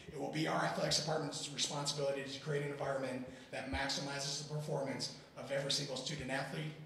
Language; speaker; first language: English; native; English